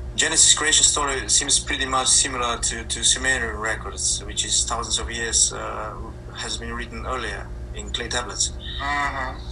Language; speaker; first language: English; non-native, fluent; Slovenian